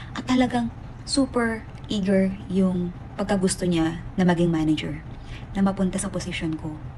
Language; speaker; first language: Filipino; native; Filipino